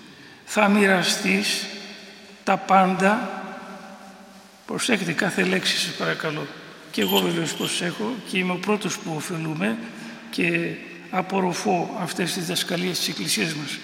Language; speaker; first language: Greek; native; Greek